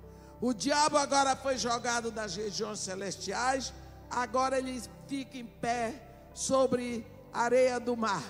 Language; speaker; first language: Portuguese; native; Portuguese